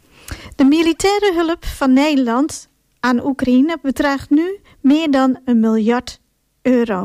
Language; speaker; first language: Dutch; non-native, fluent; Ukrainian